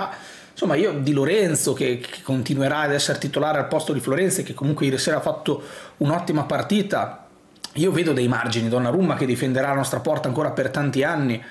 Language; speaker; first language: Italian; native; Italian